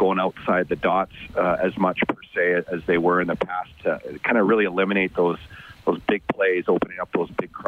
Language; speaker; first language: English; native; English